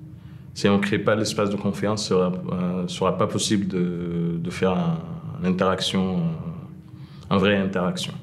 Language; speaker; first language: French; non-native, fluent; Arabic